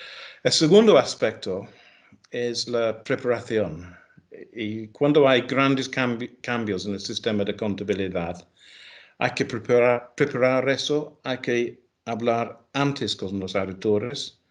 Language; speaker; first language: Spanish; non-native, fluent; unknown